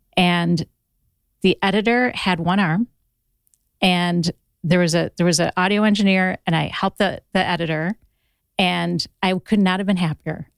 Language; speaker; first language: English; native; English